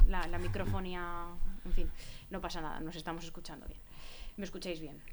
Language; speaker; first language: Spanish; native; Spanish